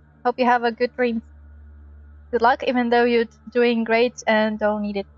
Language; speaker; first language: English; non-native, fluent; Russian